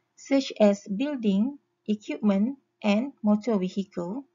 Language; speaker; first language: English; non-native, local second language; Malay